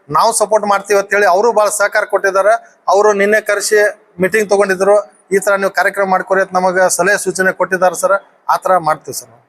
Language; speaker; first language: Kannada; non-native, local second language; Lambadi